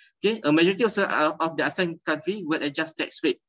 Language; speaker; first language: English; non-native, local second language; Malay